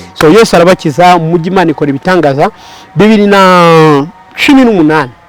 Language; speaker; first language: Kinyarwanda; early bilingual, heritage; Kinyarwanda